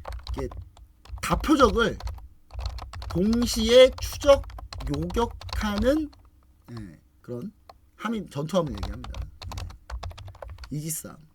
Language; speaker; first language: Korean; native; Korean